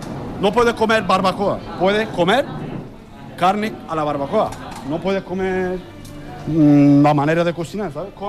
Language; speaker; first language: Spanish; non-native, learner; Turkish